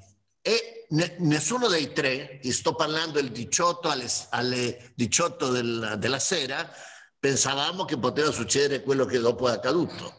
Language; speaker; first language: Italian; non-native, fluent; Spanish